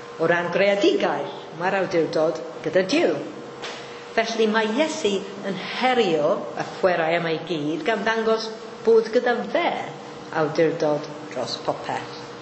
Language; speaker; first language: Welsh; non-native, fluent; Maltese